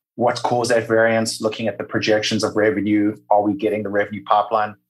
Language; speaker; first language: English; native; English